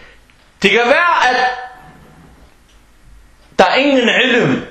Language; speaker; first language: Danish; non-native, fluent; Arabic